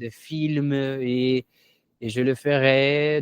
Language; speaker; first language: French; non-native, learner; Portuguese